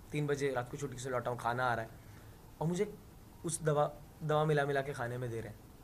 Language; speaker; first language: Hindi; native; Hindi